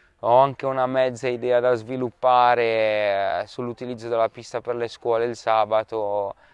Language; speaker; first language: Italian; native; Italian